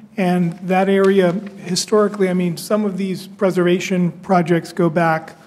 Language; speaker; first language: English; native; English